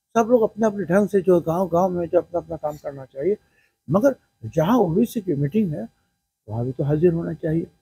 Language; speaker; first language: Hindi; non-native, local second language; Marathi